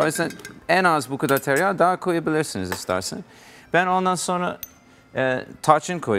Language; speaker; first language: Turkish; non-native, learner; English